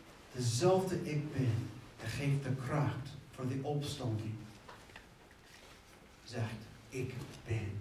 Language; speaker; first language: Dutch; non-native, fluent; English